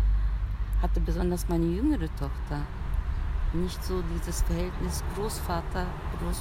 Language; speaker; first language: German; early bilingual, other home language; Turkish